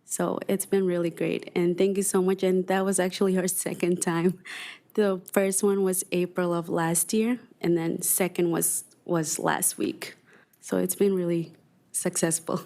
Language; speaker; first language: English; non-native, fluent; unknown